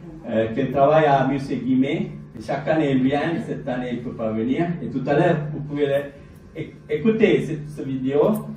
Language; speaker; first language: French; non-native, learner; Sinhala